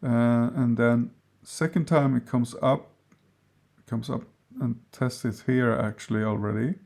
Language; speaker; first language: English; non-native, fluent; Swedish